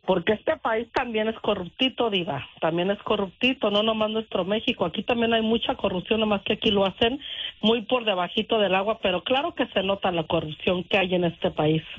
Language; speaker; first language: Spanish; native; Spanish